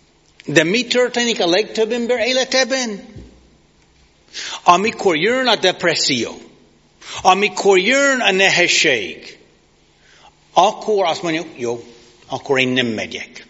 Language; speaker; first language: Hungarian; non-native, fluent; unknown